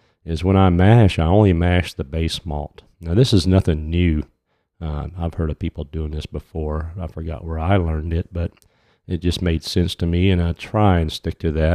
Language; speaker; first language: English; native; English